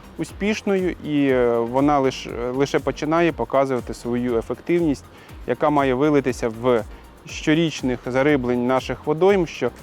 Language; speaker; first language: Ukrainian; native; Ukrainian